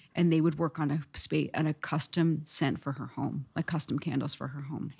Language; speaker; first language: English; native; English